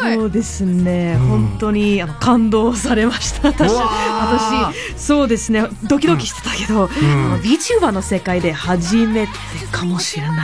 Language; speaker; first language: Japanese; non-native, learner; English